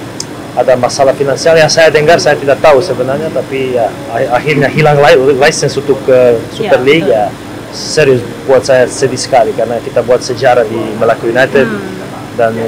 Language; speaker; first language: Indonesian; non-native, fluent; Serbian